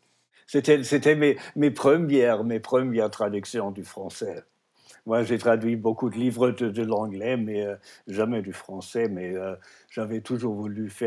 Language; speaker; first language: French; non-native, fluent; German